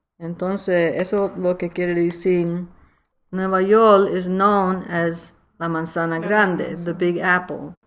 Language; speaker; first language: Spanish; early bilingual, heritage; Spanish